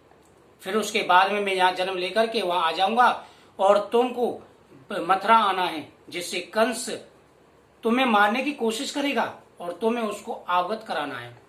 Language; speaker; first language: Hindi; native; Hindi